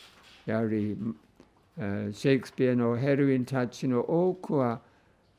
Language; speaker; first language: Japanese; non-native, fluent; English